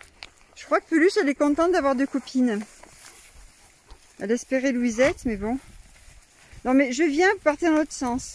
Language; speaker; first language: French; native; French